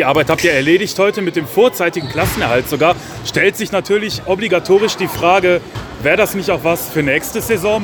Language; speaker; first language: German; native; German